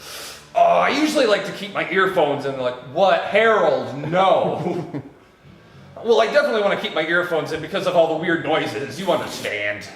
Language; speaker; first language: English; native; English